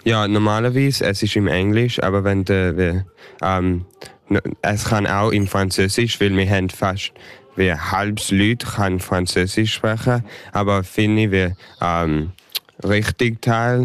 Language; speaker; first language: German; early bilingual, heritage; English